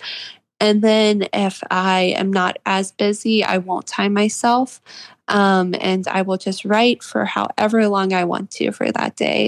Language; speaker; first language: English; native; English